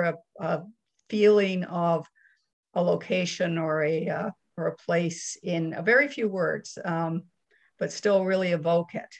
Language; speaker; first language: English; native; English